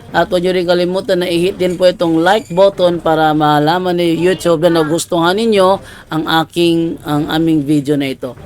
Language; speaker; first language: Filipino; native; Filipino